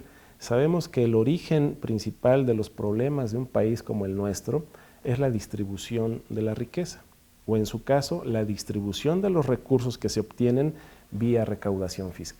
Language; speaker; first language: Spanish; native; Spanish